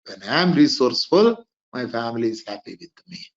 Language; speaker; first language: English; non-native, local second language; Telugu